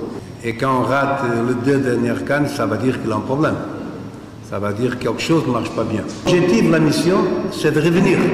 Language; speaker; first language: French; non-native, fluent; Portuguese